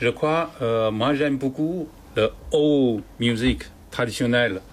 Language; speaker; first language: French; non-native, learner; Chinese